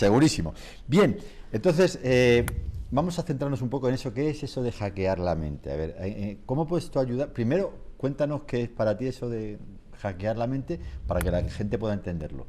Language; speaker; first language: Spanish; native; Spanish